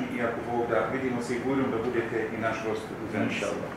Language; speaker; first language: Croatian; native; Croatian